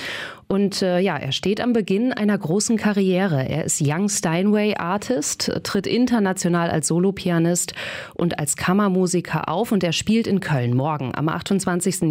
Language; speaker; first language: German; native; German